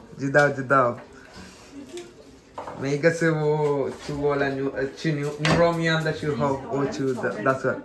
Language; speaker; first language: Chinese; non-native, learner; Malayalam